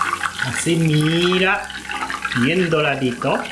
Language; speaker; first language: Spanish; non-native, learner; Japanese